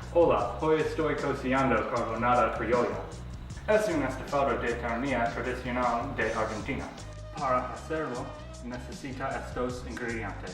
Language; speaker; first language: Spanish; non-native, learner; English